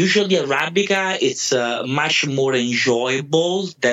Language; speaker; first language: English; non-native, fluent; Italian